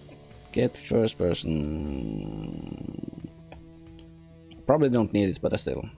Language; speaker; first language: English; non-native, fluent; Norwegian